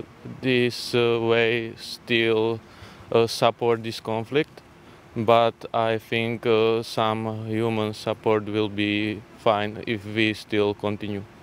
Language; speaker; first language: English; non-native, learner; Slovak